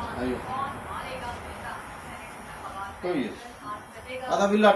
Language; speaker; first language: Arabic; non-native, learner; Urdu